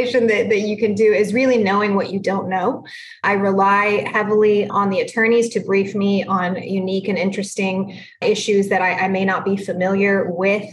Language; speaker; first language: English; early bilingual, other home language; Spanish